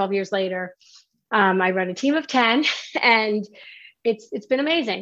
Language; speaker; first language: English; native; English